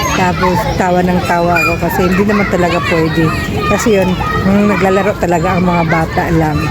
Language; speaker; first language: Filipino; non-native, local second language; Cebuano